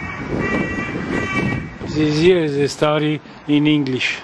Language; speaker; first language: English; non-native, learner; Italian